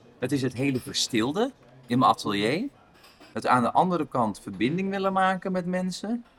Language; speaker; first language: Dutch; native; Dutch